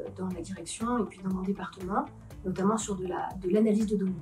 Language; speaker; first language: French; native; French